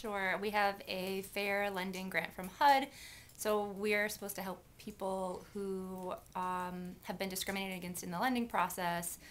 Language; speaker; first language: English; native; English